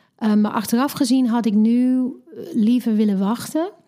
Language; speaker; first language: Dutch; non-native, fluent; English